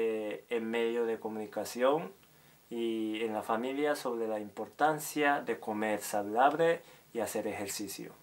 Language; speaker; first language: Spanish; non-native, fluent; Japanese